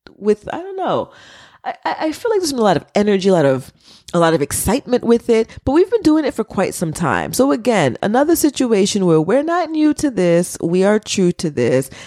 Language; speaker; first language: English; early bilingual, other home language; Haitian Creole